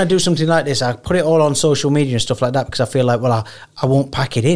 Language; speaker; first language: English; native; English